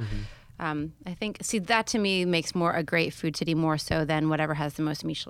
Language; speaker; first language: English; native; English